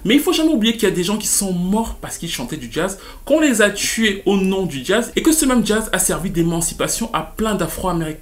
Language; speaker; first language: French; native; French